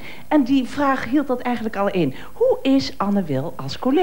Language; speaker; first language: Dutch; native; Dutch